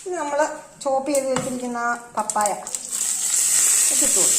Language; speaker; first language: Malayalam; native; Malayalam